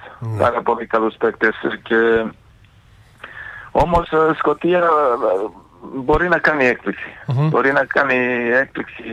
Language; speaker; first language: Greek; non-native, fluent; Serbian